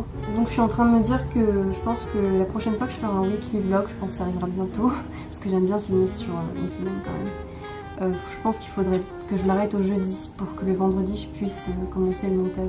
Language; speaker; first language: French; native; French